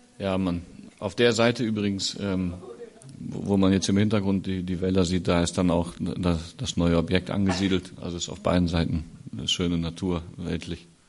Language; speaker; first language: German; native; German